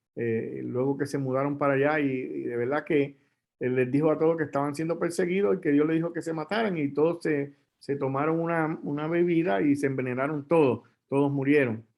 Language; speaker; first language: Spanish; native; Spanish